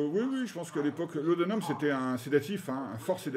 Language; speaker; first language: French; native; French